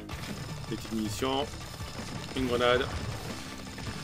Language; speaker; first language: French; native; French